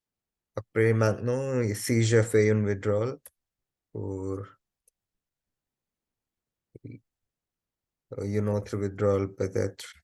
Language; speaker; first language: French; non-native, learner; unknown